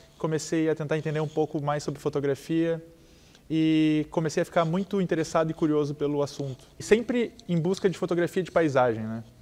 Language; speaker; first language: Portuguese; native; Portuguese